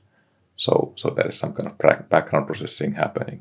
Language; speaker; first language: English; non-native, fluent; Finnish